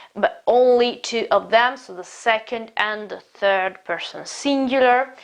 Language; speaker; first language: English; non-native, fluent; Italian